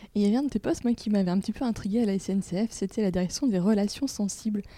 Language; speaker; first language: French; native; French